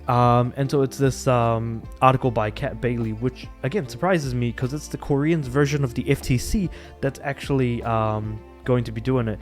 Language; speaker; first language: English; native; English